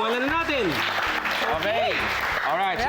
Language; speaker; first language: Filipino; native; Filipino